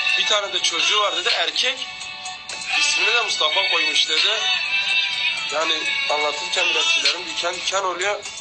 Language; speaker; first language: Turkish; non-native, local second language; Kurdish